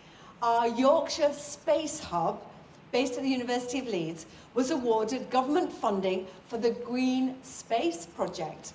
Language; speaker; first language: English; native; English